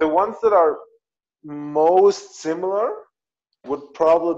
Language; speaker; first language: English; non-native, fluent; Spanish